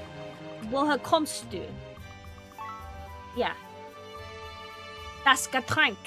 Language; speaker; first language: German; non-native, learner; English